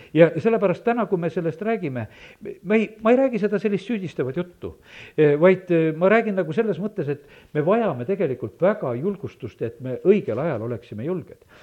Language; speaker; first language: Estonian; native; Estonian